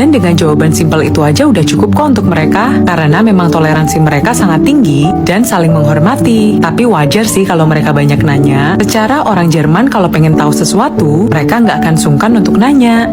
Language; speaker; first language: Indonesian; native; Indonesian